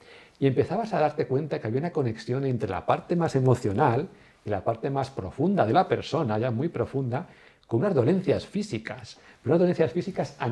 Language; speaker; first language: Spanish; native; Spanish